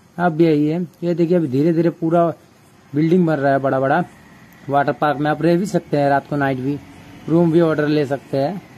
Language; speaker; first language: Hindi; non-native, local second language; Bangla